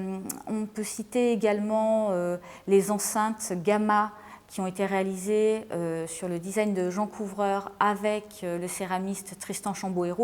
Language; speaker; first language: French; native; French